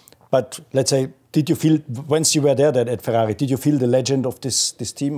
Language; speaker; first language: English; non-native, fluent; German